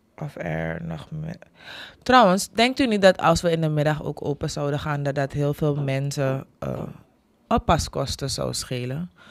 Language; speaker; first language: Dutch; native; Dutch